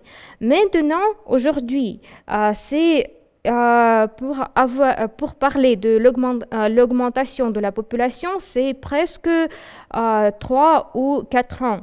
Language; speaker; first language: French; non-native, fluent; Russian